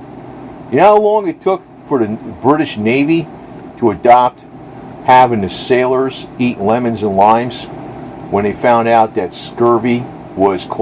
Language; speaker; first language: English; native; English